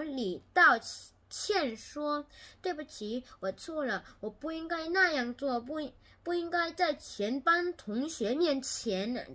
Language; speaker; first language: Chinese; non-native, learner; Korean